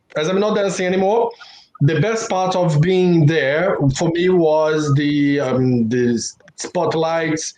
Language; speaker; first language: English; non-native, fluent; Portuguese